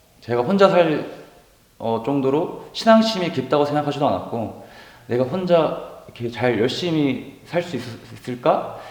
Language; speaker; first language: Korean; native; Korean